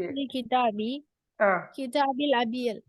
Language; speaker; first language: Arabic; non-native, learner; Tamil